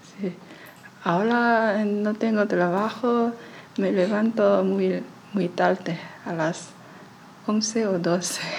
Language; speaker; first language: Spanish; non-native, learner; Chinese